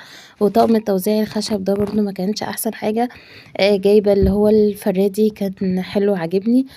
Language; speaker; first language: Arabic; native; Arabic